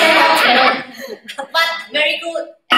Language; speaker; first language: English; non-native, learner; Thai